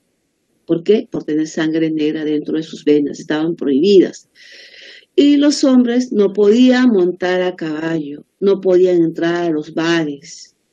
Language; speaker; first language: Spanish; native; Spanish